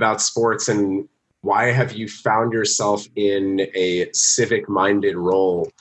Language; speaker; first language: English; native; English